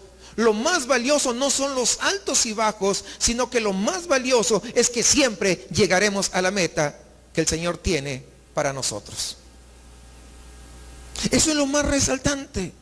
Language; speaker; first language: Spanish; native; Spanish